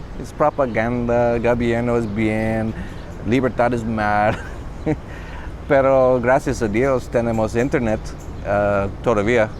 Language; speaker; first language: Spanish; non-native, learner; English